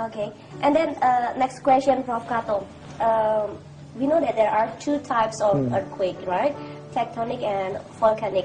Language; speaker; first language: English; non-native, fluent; Indonesian